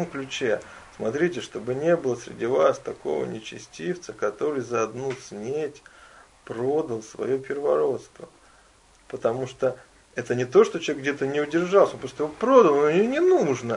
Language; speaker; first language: Russian; native; Russian